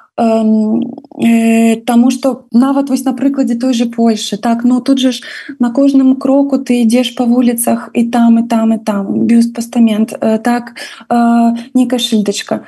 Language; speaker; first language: Belarusian; non-native, local second language; Russian